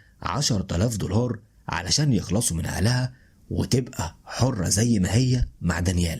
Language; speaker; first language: Arabic; native; Arabic